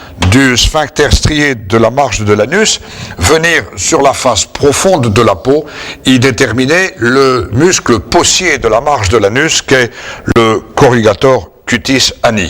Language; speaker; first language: French; native; French